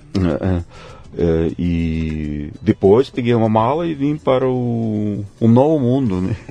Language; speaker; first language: Portuguese; non-native, fluent; Russian